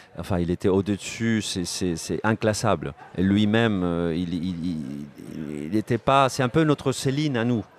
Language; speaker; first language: French; non-native, fluent; Spanish